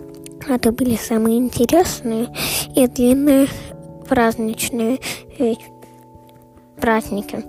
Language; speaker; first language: Russian; early bilingual, heritage; Russian